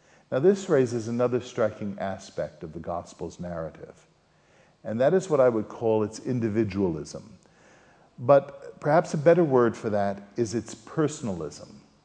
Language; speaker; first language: English; native; English